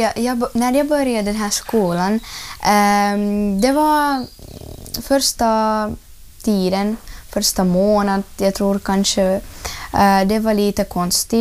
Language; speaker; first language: Swedish; non-native, learner; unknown